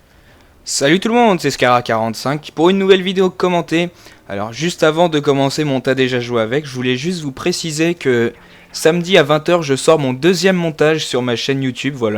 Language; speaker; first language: French; native; French